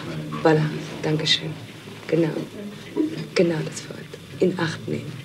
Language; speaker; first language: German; non-native, learner; French